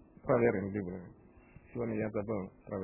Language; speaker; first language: Russian; non-native, fluent; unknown